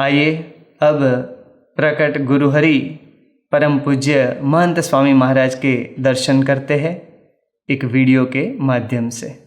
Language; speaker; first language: Hindi; native; Hindi